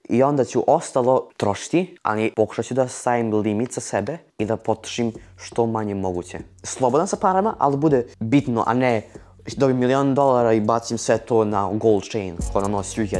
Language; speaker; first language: Serbian; early bilingual, heritage; Serbian